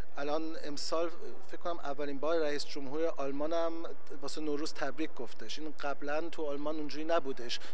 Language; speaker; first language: Persian; early bilingual, heritage; Persian